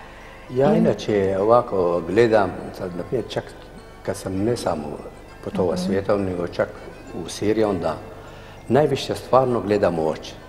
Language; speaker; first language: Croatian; non-native, fluent; Arabic